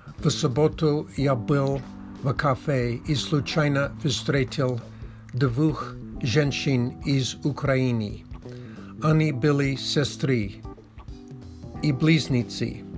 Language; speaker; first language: Russian; non-native, learner; English